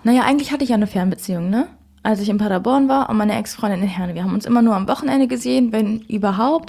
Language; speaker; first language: German; native; German